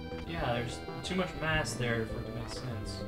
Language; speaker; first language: English; native; English